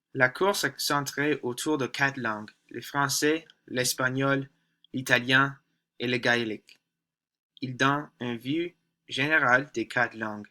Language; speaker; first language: French; non-native, learner; English